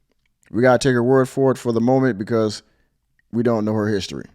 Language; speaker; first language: English; native; English